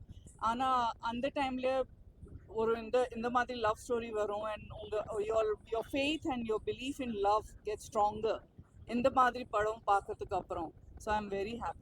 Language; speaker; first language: Tamil; non-native, fluent; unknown